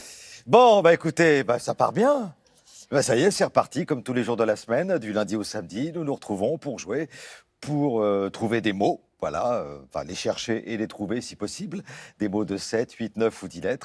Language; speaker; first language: French; native; French